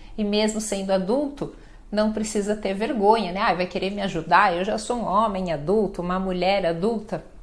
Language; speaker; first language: Portuguese; native; Portuguese